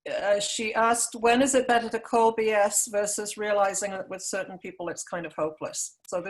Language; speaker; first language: English; native; English